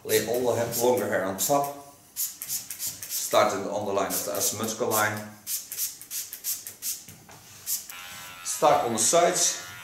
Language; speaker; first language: English; non-native, fluent; Dutch